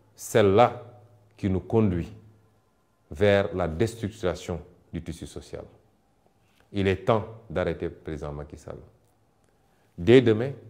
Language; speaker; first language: French; non-native, local second language; Wolof